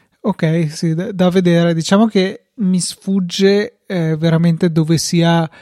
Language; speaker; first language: Italian; native; Italian